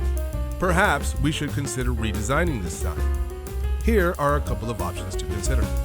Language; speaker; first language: English; native; English